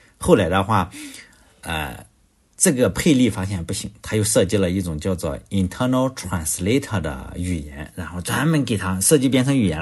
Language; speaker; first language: Chinese; native; Chinese